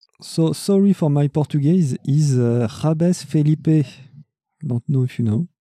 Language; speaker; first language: English; non-native, learner; French